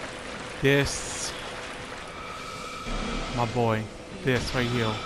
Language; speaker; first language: English; native; English